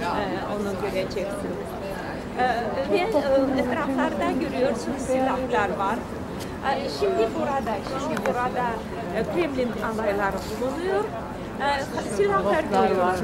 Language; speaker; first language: Turkish; non-native, fluent; Russian